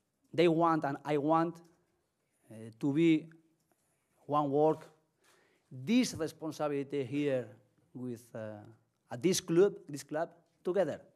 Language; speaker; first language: English; non-native, learner; Spanish